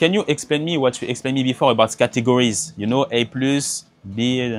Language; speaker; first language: English; non-native, learner; French